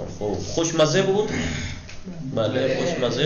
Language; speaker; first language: Persian; non-native, fluent; Urdu